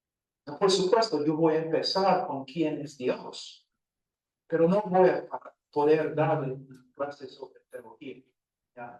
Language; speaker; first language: Spanish; non-native, fluent; English